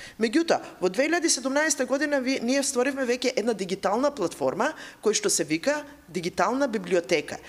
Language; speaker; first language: Macedonian; native; Macedonian